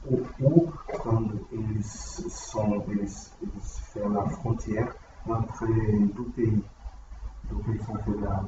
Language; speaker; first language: French; non-native, learner; Portuguese